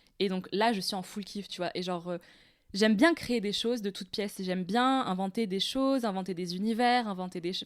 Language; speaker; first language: French; non-native, local second language; Arabic